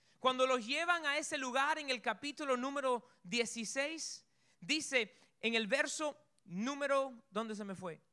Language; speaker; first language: Spanish; early bilingual, heritage; Spanish